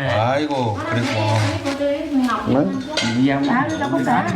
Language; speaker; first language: Korean; native; Korean